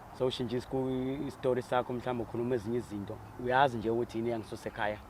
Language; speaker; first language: Zulu; native; Zulu